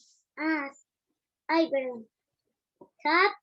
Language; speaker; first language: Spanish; native; Spanish